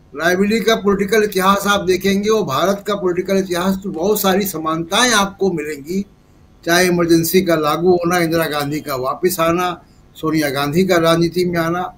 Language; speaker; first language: Hindi; native; Hindi